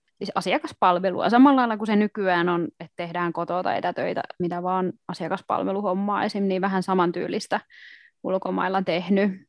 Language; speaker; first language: Finnish; native; Finnish